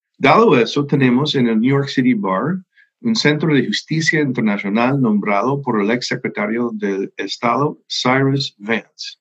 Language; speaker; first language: Spanish; non-native, fluent; English